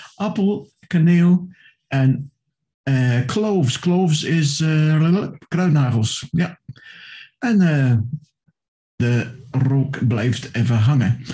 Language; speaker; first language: Dutch; non-native, fluent; English